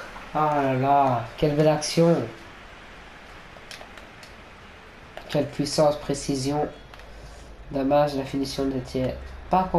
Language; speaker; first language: French; native; French